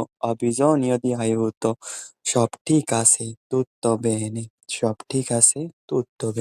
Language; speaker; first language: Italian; non-native, fluent; Bangla